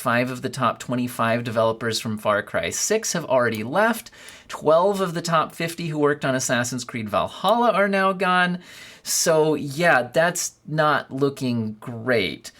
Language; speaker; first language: English; native; English